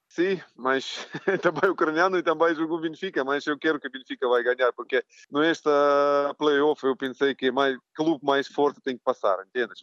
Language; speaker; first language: Portuguese; non-native, learner; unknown